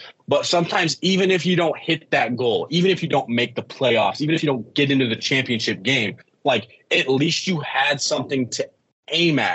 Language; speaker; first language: English; native; English